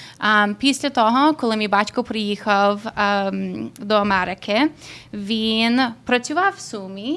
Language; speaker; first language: Ukrainian; early bilingual, heritage; Ukrainian